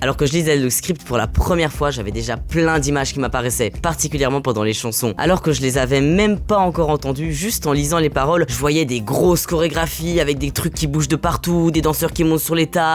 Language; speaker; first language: French; native; French